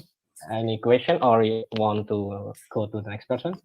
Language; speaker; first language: English; non-native, learner; Indonesian